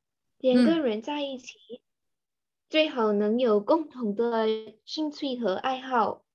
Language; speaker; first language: Chinese; non-native, learner; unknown